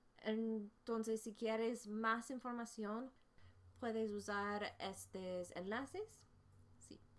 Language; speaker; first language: Spanish; non-native, fluent; English